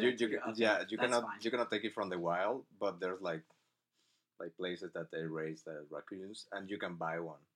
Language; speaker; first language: English; non-native, fluent; Spanish